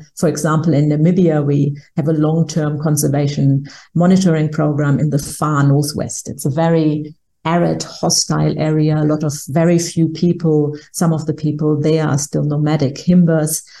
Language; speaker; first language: English; non-native, fluent; German